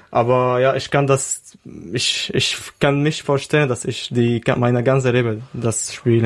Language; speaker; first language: German; non-native, learner; Arabic